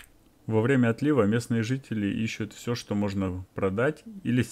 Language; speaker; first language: Russian; native; Russian